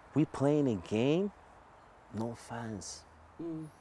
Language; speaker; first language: English; non-native, fluent; Spanish